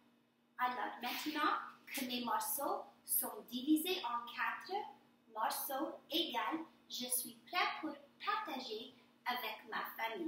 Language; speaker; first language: French; non-native, fluent; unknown